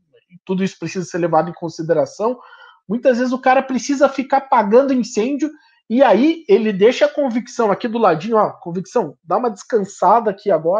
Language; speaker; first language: Portuguese; native; Portuguese